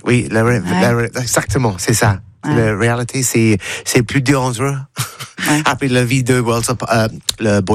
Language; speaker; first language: French; non-native, learner; English